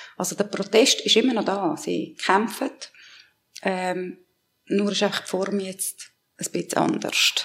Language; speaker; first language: German; early bilingual, other home language; Persian